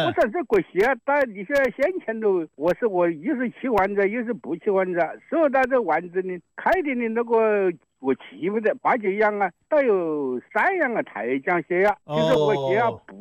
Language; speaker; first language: Chinese; native; Chinese